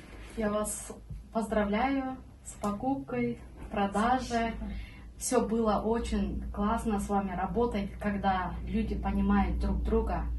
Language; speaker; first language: Russian; non-native, local second language; Kyrgyz